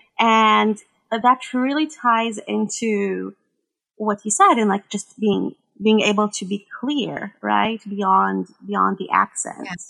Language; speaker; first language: English; non-native, fluent; Hebrew